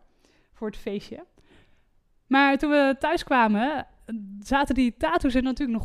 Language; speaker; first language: Dutch; native; Dutch